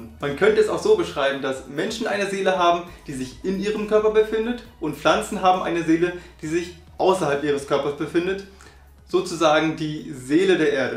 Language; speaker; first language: German; native; German